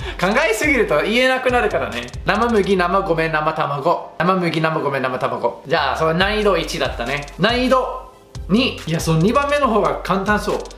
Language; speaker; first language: Japanese; non-native, fluent; English